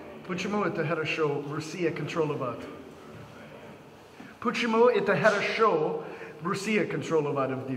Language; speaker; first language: Russian; non-native, learner; English